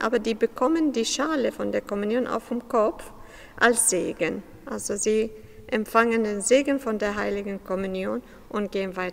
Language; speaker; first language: German; non-native, fluent; Syriac